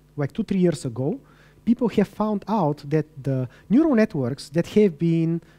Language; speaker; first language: English; non-native, fluent; Bulgarian